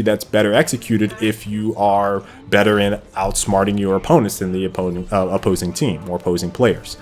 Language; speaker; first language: English; native; English